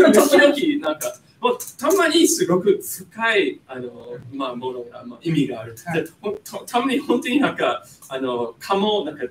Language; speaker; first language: Japanese; non-native, fluent; English